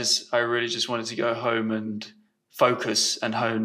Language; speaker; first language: English; native; English